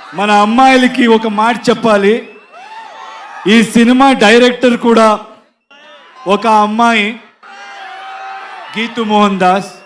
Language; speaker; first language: Telugu; non-native, local second language; Kannada